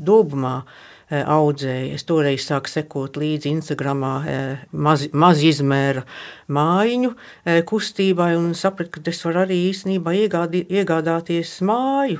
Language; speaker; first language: Latvian; early bilingual, heritage; Latvian